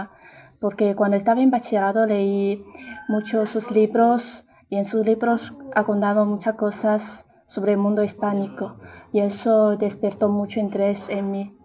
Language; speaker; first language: Spanish; non-native, fluent; Chinese